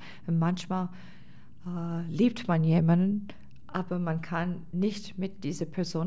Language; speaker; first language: German; non-native, fluent; English